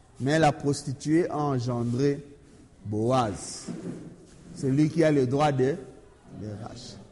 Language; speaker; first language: French; non-native, local second language; Lingala